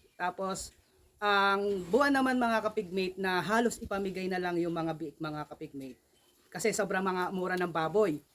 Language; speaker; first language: Filipino; non-native, local second language; Cebuano